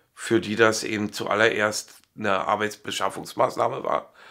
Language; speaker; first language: German; native; German